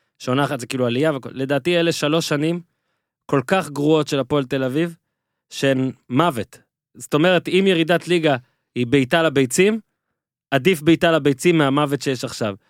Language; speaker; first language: Hebrew; native; Hebrew